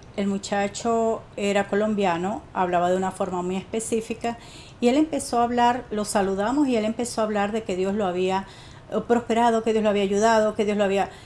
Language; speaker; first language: Spanish; native; Spanish